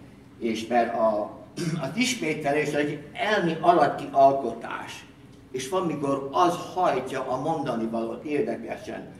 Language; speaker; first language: Hungarian; early bilingual, heritage; Hungarian